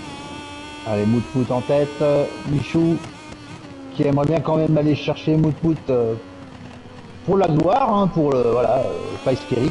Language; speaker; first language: French; native; French